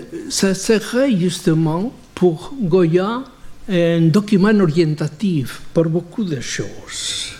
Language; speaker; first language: French; non-native, fluent; Spanish